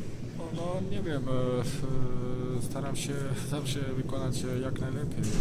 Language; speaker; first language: Polish; non-native, fluent; Bosnian